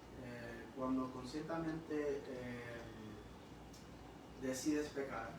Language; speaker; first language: Spanish; early bilingual, heritage; Spanish